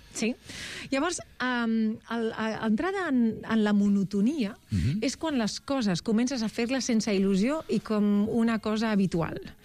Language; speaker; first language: Catalan; non-native, local second language; Spanish